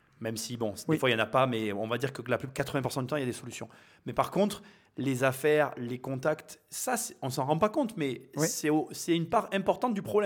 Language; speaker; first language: French; native; French